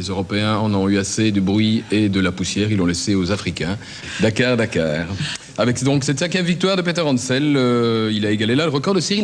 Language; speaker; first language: French; native; French